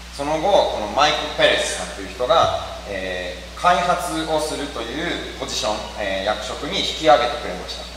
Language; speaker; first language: Japanese; native; Japanese